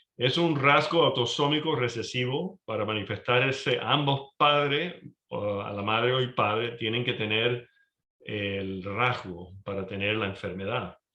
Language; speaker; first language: Spanish; early bilingual, heritage; Spanish